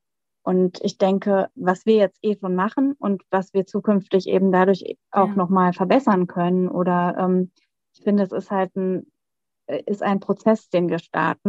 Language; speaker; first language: German; native; German